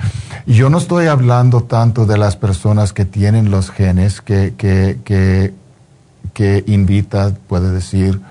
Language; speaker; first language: Spanish; non-native, fluent; English